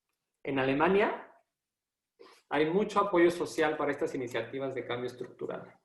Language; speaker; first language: Spanish; native; Spanish